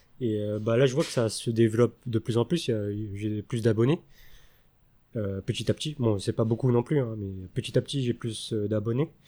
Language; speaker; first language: French; early bilingual, other home language; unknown